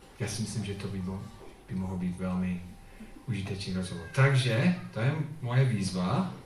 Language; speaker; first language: Czech; non-native, fluent; English